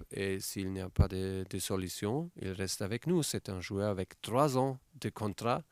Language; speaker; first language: French; non-native, learner; German